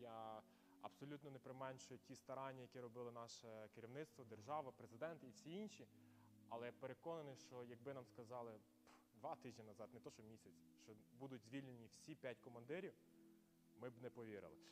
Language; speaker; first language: Ukrainian; native; Ukrainian